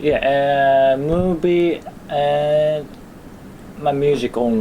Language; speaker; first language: English; non-native, learner; Japanese